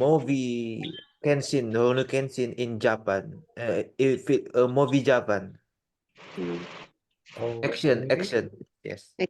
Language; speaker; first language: English; non-native, learner; Indonesian